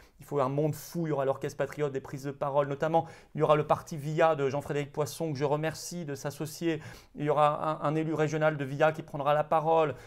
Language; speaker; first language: French; native; French